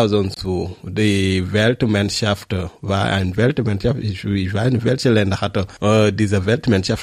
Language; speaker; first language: German; non-native, learner; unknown